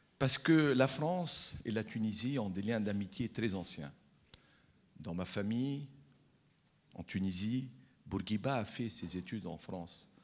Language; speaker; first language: French; non-native, local second language; Arabic